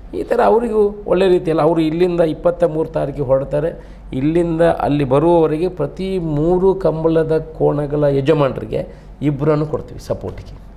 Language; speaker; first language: Kannada; non-native, local second language; Tulu